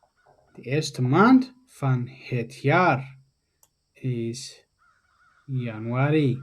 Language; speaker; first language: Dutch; non-native, fluent; Tigrinya